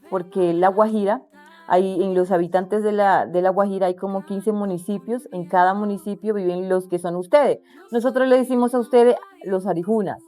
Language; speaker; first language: Spanish; non-native, local second language; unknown